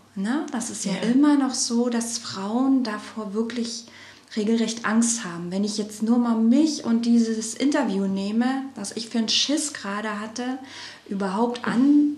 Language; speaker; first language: German; native; German